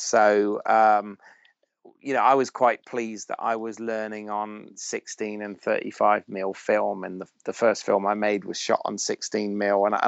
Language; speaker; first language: English; native; English